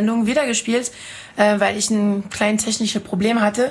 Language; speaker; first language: German; non-native, fluent; French